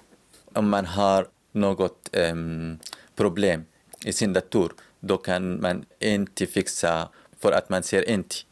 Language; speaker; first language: Swedish; non-native, learner; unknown